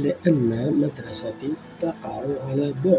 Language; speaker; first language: Arabic; non-native, fluent; Urdu